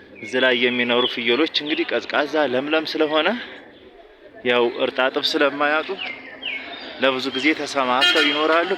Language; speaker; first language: Amharic; native; Amharic